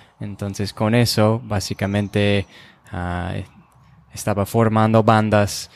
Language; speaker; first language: Spanish; non-native, fluent; English